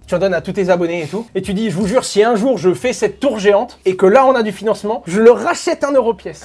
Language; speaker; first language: French; native; French